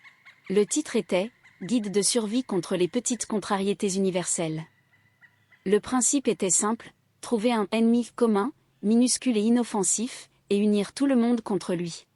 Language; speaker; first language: French; native; French